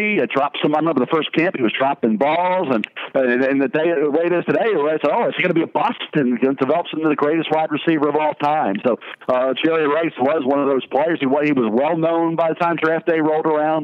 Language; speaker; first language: English; native; English